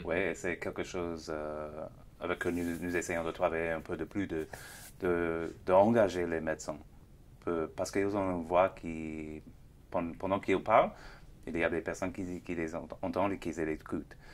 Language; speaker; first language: French; non-native, fluent; English